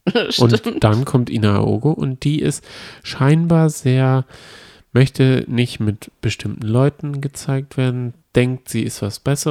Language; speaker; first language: German; native; German